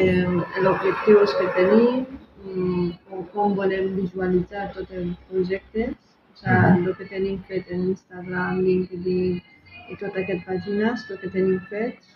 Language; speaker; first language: Catalan; non-native, local second language; Spanish